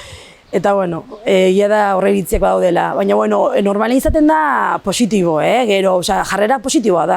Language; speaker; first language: Basque; non-native, local second language; Arabic